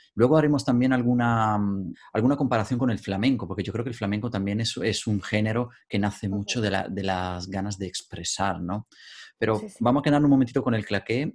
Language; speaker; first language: Spanish; native; Spanish